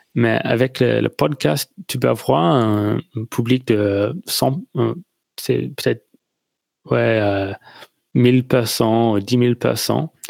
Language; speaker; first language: French; non-native, learner; English